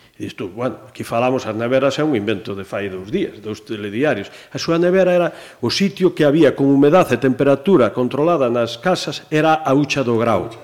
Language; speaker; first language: Galician; native; Galician